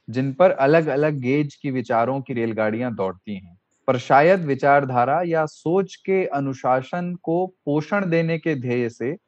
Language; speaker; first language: Hindi; native; Hindi